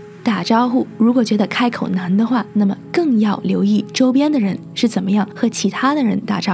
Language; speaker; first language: Chinese; native; Chinese